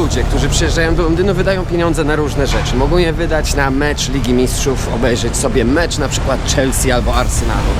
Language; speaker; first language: Polish; native; Polish